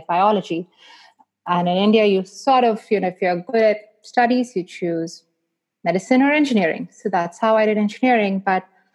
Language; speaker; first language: English; non-native, local second language; Hindi